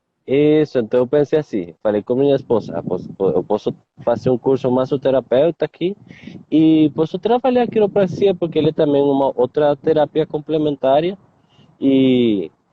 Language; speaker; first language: Portuguese; non-native, learner; Spanish